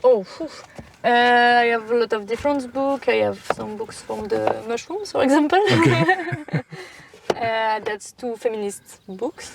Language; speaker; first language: English; non-native, learner; French